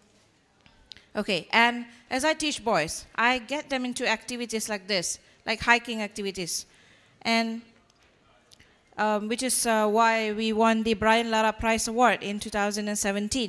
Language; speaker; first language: English; non-native, local second language; Malay